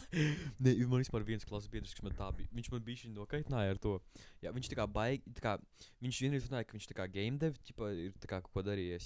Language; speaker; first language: Latvian; native; Latvian